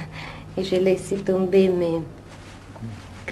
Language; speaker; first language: French; non-native, fluent; Italian